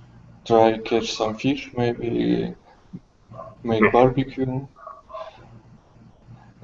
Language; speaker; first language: English; non-native, learner; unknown